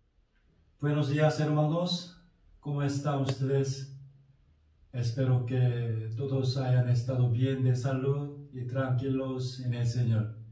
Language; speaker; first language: Spanish; non-native, fluent; Korean